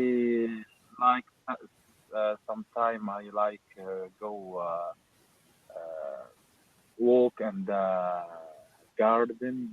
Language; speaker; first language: English; non-native, learner; Arabic